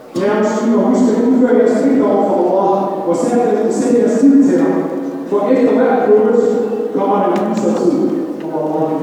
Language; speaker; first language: Danish; non-native, fluent; Arabic